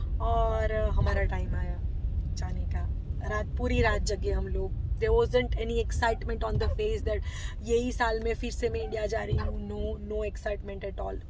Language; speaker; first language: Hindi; non-native, local second language; Gujarati